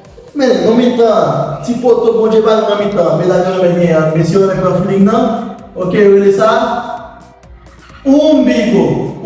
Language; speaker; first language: Portuguese; non-native, local second language; Haitian Creole